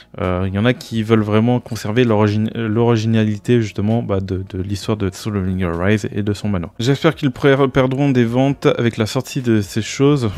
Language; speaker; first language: French; native; French